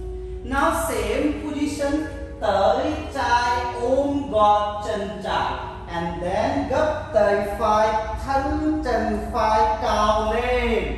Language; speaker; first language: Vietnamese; non-native, learner; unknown